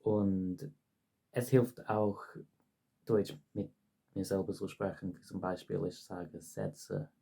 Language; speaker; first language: German; non-native, fluent; English